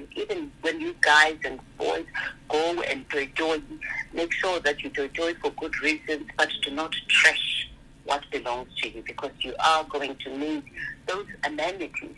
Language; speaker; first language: English; non-native, local second language; Zulu